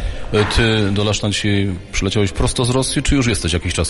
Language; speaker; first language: Polish; native; Polish